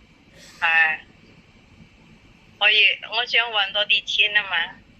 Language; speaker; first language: Cantonese; non-native, learner; Indonesian